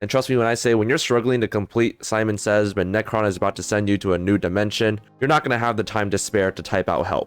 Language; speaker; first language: English; native; English